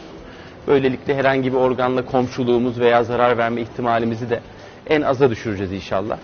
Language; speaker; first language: Turkish; native; Turkish